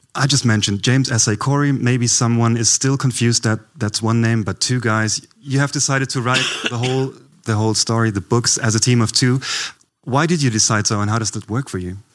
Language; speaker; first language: English; non-native, fluent; German